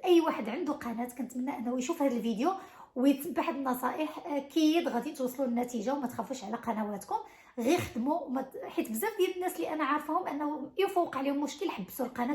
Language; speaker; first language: Arabic; native; Arabic